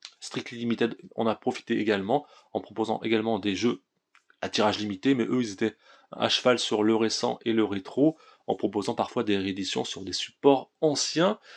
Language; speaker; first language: French; native; French